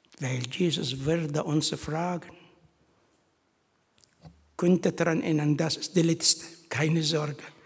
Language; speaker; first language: German; non-native, fluent; Arabic